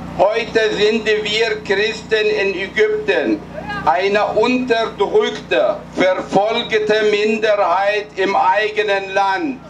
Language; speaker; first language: German; non-native, fluent; Arabic